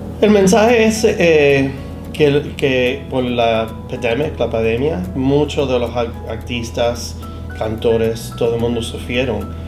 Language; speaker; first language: Spanish; early bilingual, heritage; Spanish